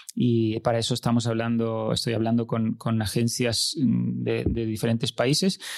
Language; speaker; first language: Spanish; native; Spanish